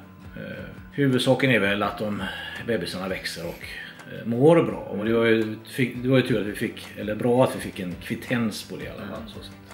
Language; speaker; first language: Swedish; native; Swedish